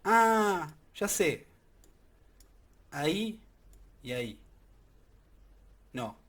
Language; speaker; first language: Spanish; native; Spanish